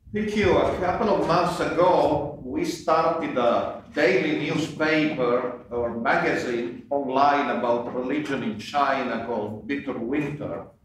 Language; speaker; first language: English; non-native, fluent; Italian